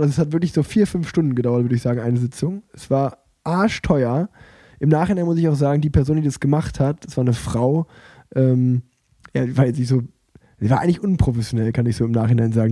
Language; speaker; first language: German; native; German